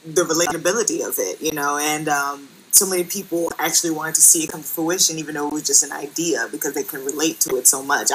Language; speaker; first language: English; native; English